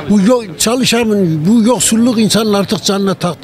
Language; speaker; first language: Turkish; native; Turkish